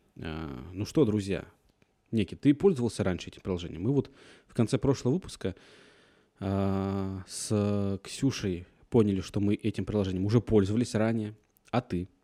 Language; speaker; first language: Russian; native; Russian